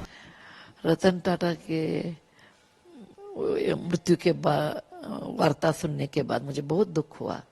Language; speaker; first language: Hindi; non-native, local second language; Kannada